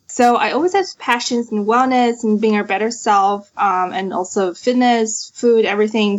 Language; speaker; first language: English; non-native, fluent; Chinese